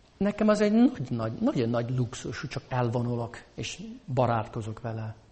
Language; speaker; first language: Hungarian; non-native, fluent; English